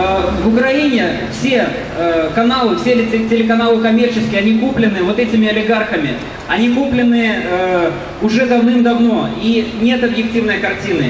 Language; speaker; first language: Russian; native; Russian